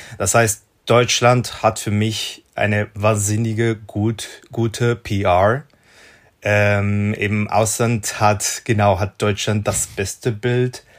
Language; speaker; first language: German; non-native, fluent; Spanish